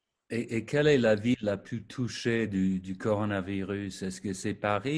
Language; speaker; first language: French; non-native, fluent; English